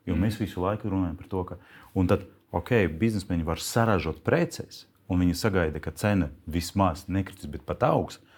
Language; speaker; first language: Latvian; non-native, local second language; Russian